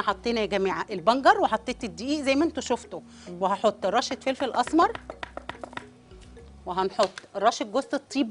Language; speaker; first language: Arabic; native; Arabic